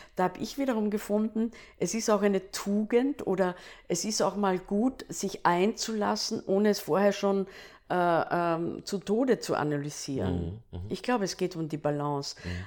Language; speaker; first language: German; native; German